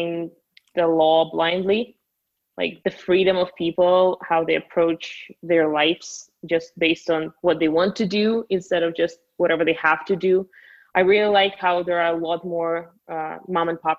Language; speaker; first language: English; non-native, fluent; Russian